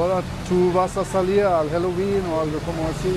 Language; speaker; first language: Spanish; non-native, learner; German